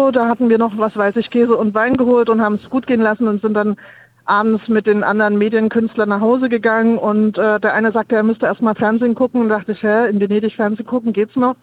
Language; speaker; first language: German; native; German